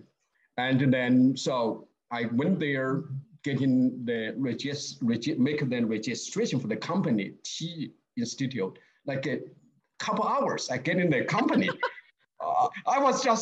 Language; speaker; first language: English; non-native, learner; Chinese